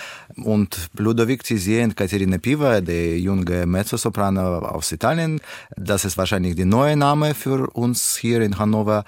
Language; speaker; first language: German; non-native, learner; Russian